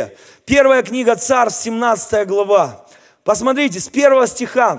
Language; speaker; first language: Russian; native; Russian